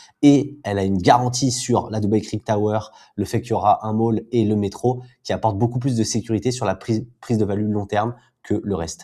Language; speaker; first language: French; native; French